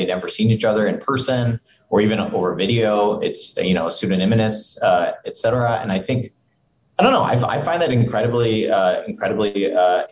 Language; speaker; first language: English; native; English